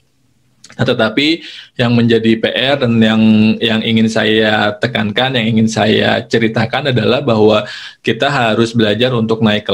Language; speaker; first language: Indonesian; native; Indonesian